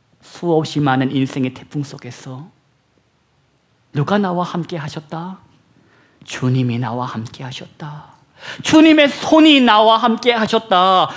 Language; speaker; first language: Korean; native; Korean